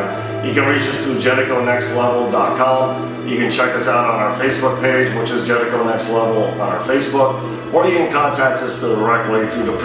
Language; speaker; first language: English; native; English